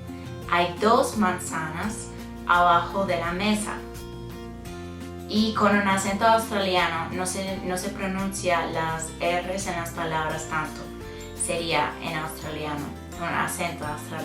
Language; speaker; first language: Spanish; non-native, fluent; English